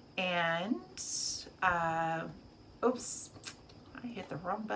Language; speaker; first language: English; native; English